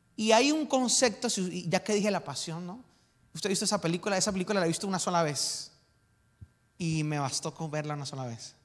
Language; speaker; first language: Spanish; native; Spanish